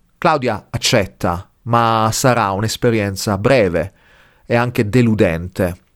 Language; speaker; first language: Italian; native; Italian